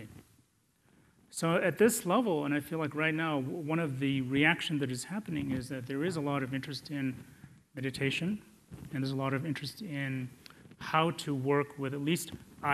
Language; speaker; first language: English; non-native, local second language; Tibetan